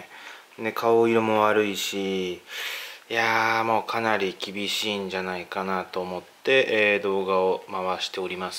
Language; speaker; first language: Japanese; native; Japanese